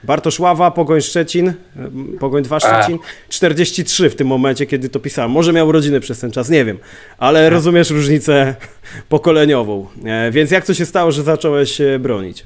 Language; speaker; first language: Polish; native; Polish